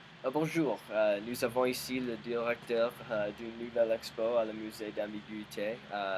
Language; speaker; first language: French; non-native, learner; English